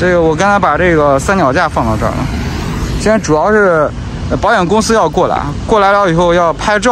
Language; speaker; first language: Chinese; native; Chinese